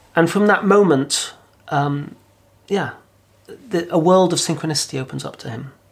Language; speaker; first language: English; native; English